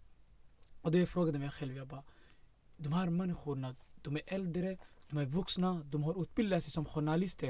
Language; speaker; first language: Swedish; non-native, fluent; Somali